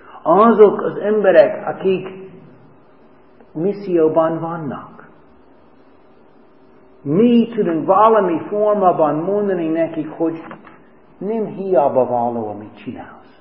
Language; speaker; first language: Hungarian; non-native, fluent; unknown